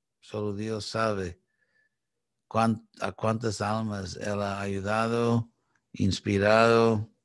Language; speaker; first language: Spanish; non-native, fluent; English